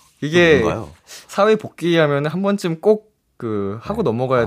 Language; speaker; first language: Korean; native; Korean